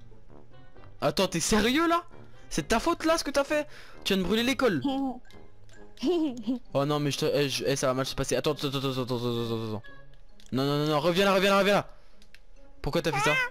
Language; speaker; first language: French; native; French